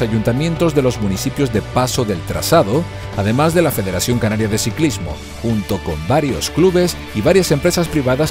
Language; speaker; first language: Spanish; native; Spanish